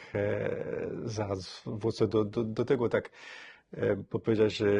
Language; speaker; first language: Polish; non-native, fluent; French